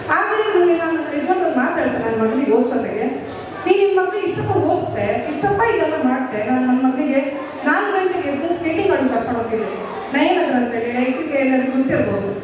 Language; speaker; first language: Kannada; native; Kannada